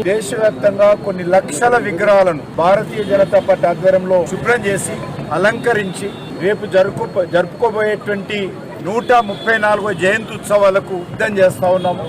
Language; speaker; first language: Telugu; native; Telugu